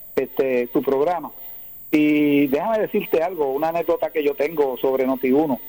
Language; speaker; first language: Spanish; native; Spanish